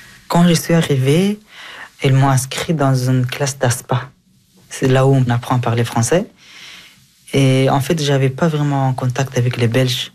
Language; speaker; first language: French; early bilingual, other home language; Persian